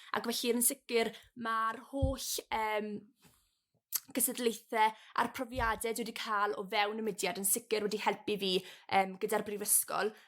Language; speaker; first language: Welsh; native; Welsh